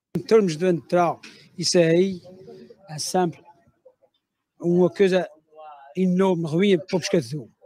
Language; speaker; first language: Portuguese; native; Portuguese